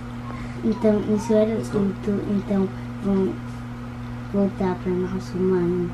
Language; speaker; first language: Portuguese; early bilingual, heritage; Portuguese